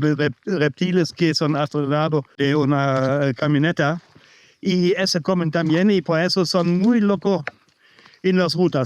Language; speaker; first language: Spanish; non-native, learner; German